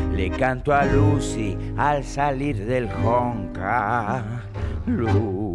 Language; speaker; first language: Spanish; native; Spanish